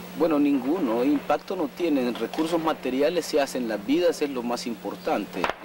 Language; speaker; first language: Spanish; native; Spanish